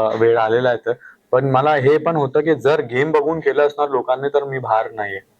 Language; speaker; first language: Marathi; non-native, local second language; Hindi